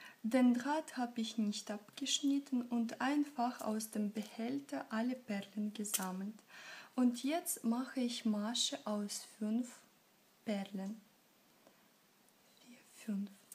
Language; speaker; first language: German; non-native, fluent; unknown